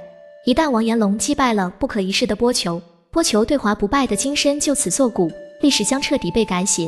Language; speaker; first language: Chinese; native; Chinese